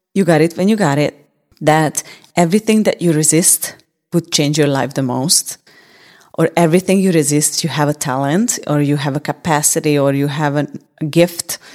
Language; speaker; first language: English; non-native, fluent; Hungarian